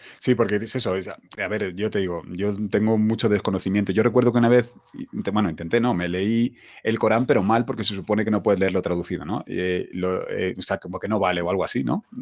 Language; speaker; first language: Spanish; native; Spanish